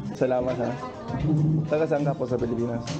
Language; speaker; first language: Filipino; non-native, fluent; English